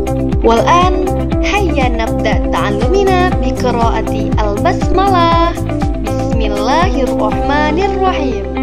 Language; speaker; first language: Arabic; non-native, learner; Indonesian